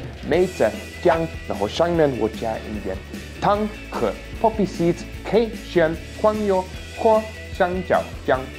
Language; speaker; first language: Chinese; non-native, learner; German